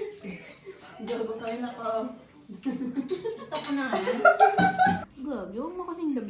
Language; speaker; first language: Filipino; non-native, local second language; Bikol